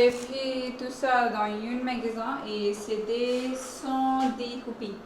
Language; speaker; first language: French; non-native, fluent; Hindi